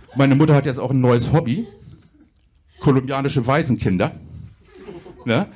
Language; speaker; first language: German; native; German